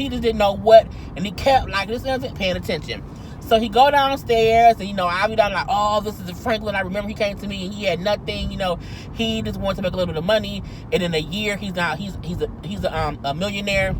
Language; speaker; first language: English; native; English